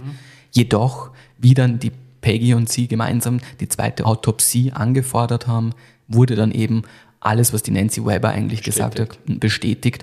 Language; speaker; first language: German; native; German